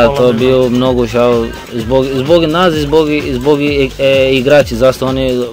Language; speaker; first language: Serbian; non-native, learner; Portuguese